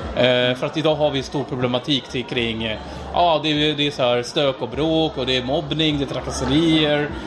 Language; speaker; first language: Swedish; non-native, fluent; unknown